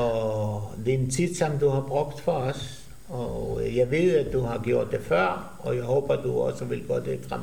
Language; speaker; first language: Danish; non-native, fluent; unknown